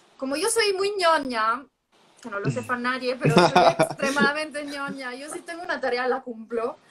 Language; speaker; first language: Spanish; non-native, fluent; Italian